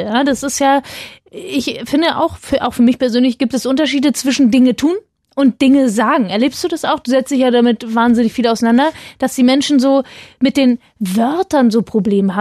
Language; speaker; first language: German; native; German